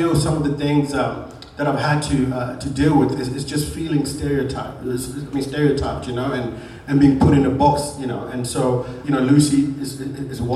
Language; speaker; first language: English; non-native, local second language; Shona